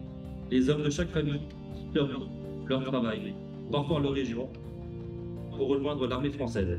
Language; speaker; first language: French; native; French